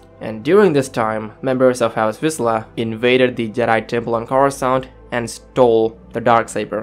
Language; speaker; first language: English; native; English